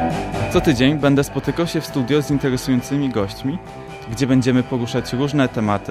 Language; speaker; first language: Polish; native; Polish